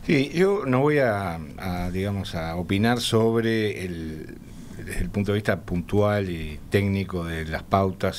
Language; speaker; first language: Spanish; native; Spanish